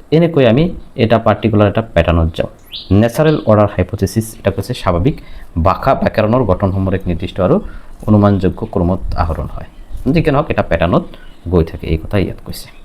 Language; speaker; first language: Assamese; native; Assamese